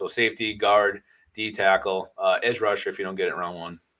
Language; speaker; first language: English; native; English